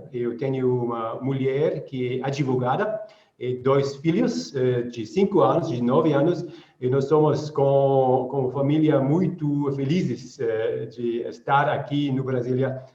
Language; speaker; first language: Portuguese; non-native, learner; German